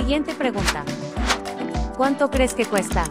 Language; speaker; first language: Spanish; native; Spanish